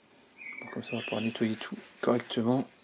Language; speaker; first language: French; native; French